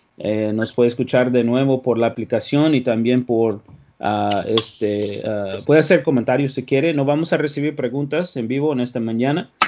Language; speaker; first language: Spanish; non-native, fluent; English